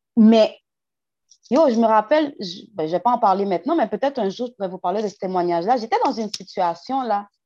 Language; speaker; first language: French; early bilingual, heritage; French